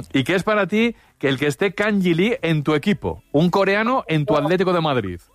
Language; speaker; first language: Spanish; native; Spanish